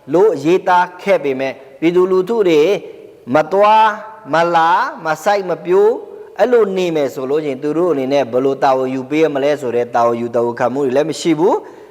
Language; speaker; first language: Burmese; non-native, local second language; Pa'o Karen